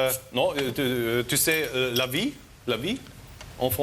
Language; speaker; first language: French; non-native, learner; German